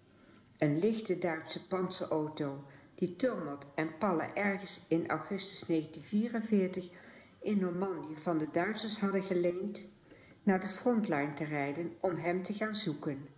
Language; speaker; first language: Dutch; native; Dutch